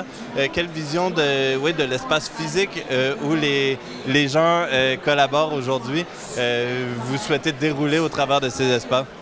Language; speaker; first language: French; native; French